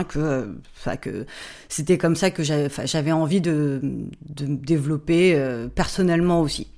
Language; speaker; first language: French; native; French